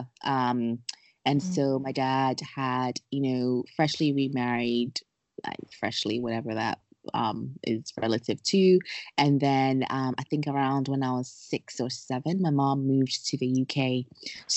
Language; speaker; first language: English; non-native, local second language; Akan